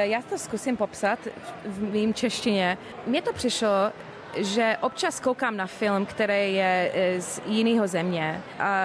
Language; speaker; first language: Czech; early bilingual, heritage; English